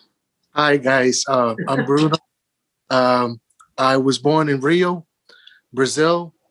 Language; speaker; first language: English; early bilingual, other home language; Portuguese